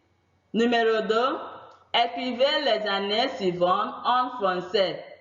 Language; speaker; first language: French; non-native, fluent; Igbo